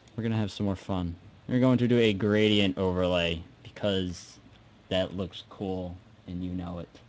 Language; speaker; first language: English; native; English